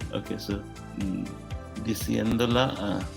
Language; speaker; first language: Spanish; non-native, learner; English